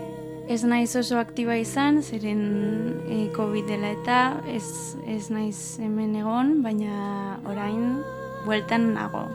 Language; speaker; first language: Basque; non-native, local second language; Spanish